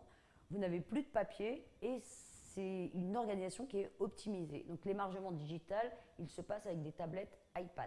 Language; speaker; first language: French; native; French